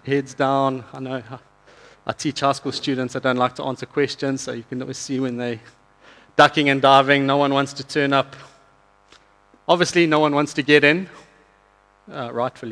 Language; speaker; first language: English; native; English